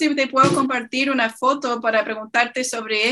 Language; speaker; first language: Spanish; non-native, fluent; English